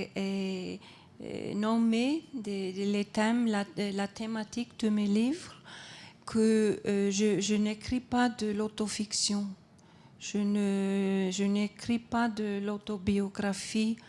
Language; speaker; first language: French; non-native, fluent; Icelandic